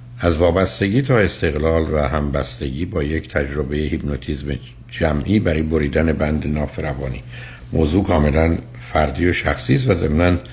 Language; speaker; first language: Persian; native; Persian